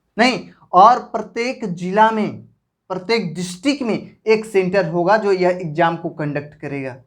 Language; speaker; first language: Hindi; native; Hindi